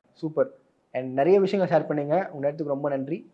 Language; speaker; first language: Tamil; native; Tamil